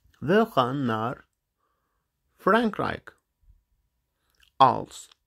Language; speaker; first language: Dutch; non-native, learner; Turkish